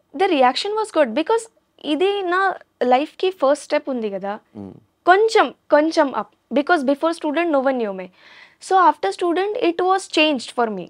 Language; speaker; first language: Telugu; non-native, learner; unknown